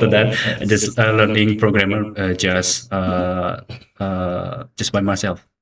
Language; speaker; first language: English; non-native, learner; Indonesian